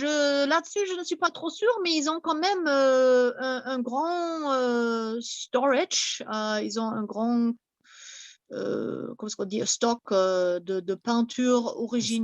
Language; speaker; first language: French; non-native, fluent; German